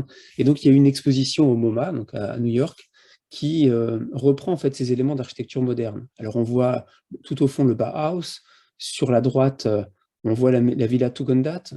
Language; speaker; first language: French; native; French